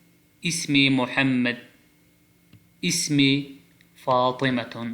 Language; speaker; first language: Arabic; non-native, fluent; Pashto